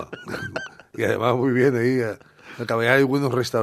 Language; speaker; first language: Spanish; native; Spanish